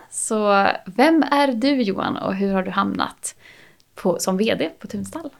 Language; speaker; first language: Swedish; native; Swedish